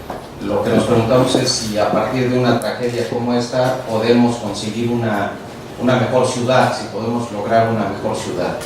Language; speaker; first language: Spanish; native; Spanish